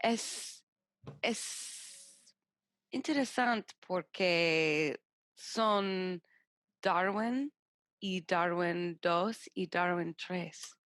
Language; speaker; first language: Spanish; non-native, learner; English